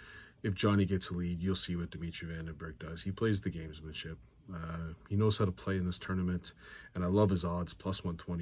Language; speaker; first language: English; native; English